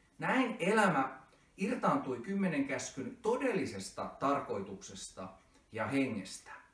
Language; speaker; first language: Finnish; native; Finnish